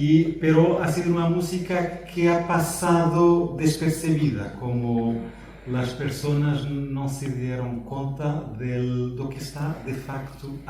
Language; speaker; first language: Spanish; non-native, fluent; Portuguese